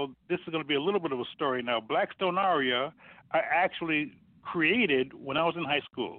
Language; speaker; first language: English; native; English